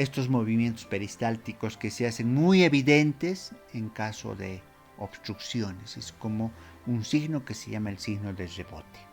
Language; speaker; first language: Spanish; native; Spanish